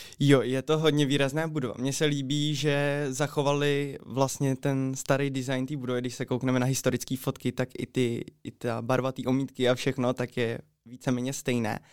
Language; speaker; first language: Czech; native; Czech